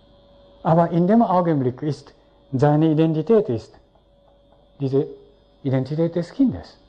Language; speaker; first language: German; non-native, fluent; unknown